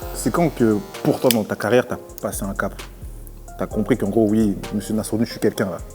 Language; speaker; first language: French; native; French